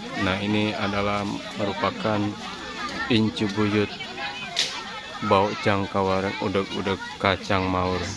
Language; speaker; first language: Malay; non-native, local second language; Sundanese